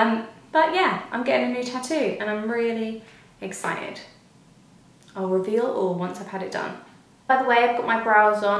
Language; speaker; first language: English; native; English